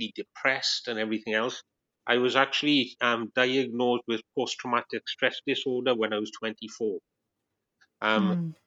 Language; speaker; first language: English; native; English